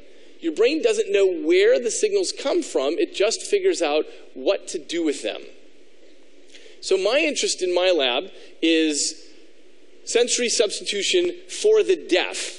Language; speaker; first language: English; native; English